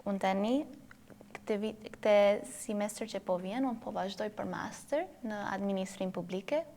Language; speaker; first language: Albanian; early bilingual, heritage; Albanian